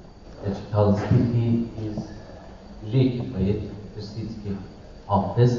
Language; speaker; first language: Russian; non-native, learner; Persian